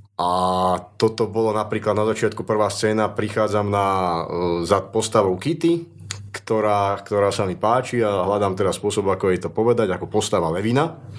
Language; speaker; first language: Slovak; native; Slovak